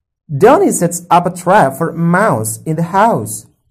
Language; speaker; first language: English; non-native, fluent; Indonesian